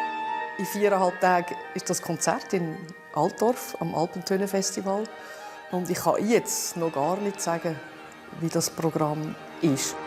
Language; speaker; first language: German; native; German